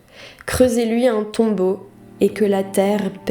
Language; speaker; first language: French; native; French